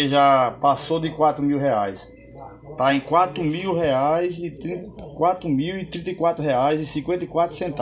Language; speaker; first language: Portuguese; native; Portuguese